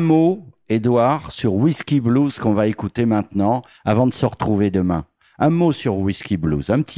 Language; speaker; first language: French; native; French